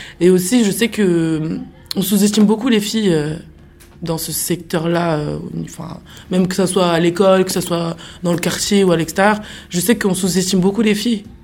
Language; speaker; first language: French; native; French